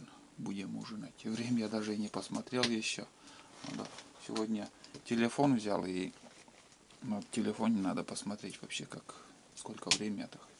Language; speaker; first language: Russian; native; Russian